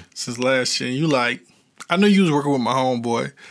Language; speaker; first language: English; native; English